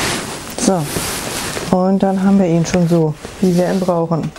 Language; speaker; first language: German; native; German